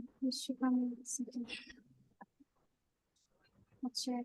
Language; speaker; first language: Japanese; non-native, learner; Bangla